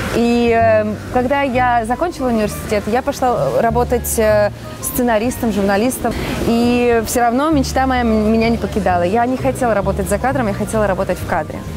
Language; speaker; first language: Russian; native; Russian